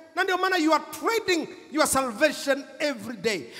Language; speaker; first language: English; non-native, local second language; Swahili